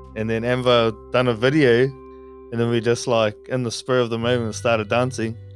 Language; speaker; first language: English; native; English